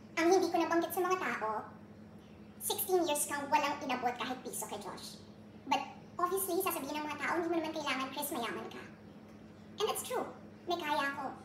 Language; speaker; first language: Filipino; native; Filipino